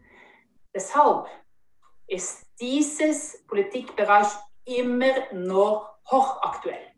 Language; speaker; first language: German; non-native, fluent; Norwegian